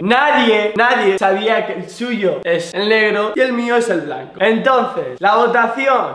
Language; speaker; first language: Spanish; native; Spanish